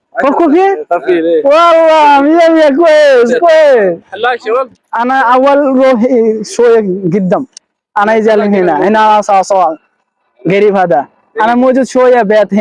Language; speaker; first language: Arabic; non-native, learner; Bangla